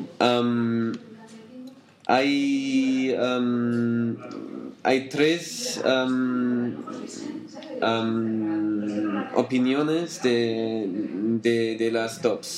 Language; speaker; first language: Spanish; non-native, learner; German